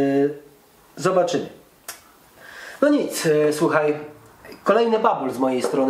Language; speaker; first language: Polish; native; Polish